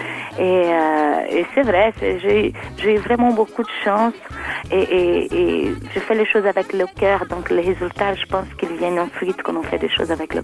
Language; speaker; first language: French; non-native, fluent; Portuguese